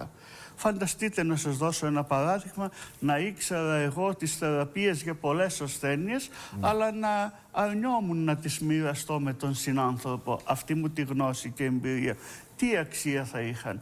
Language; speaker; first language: Greek; native; Greek